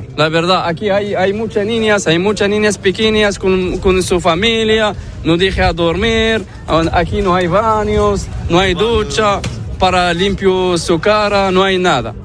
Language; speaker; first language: Spanish; non-native, learner; Arabic